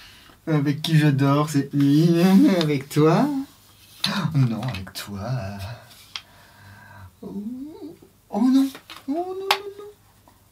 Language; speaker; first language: French; native; French